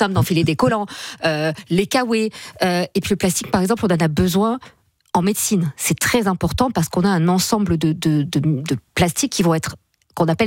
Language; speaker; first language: French; native; French